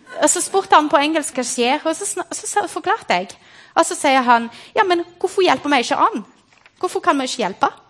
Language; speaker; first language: Norwegian; non-native, fluent; Portuguese